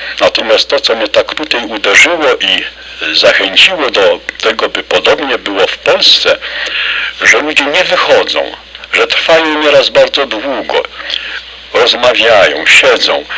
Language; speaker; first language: Polish; native; Polish